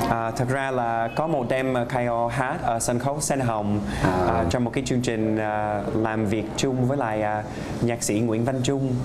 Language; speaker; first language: Vietnamese; non-native, fluent; English